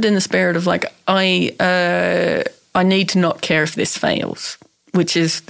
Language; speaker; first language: English; native; English